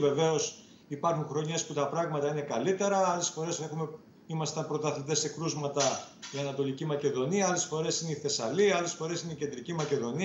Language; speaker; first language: Greek; native; Greek